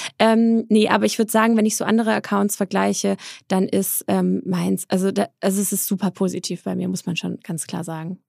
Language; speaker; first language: German; early bilingual, other home language; Polish